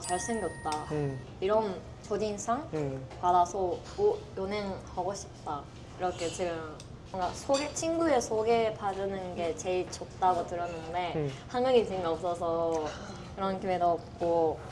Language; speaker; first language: Korean; non-native, fluent; Japanese